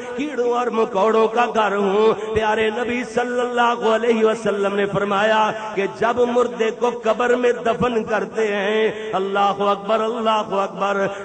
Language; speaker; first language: Urdu; non-native, local second language; Punjabi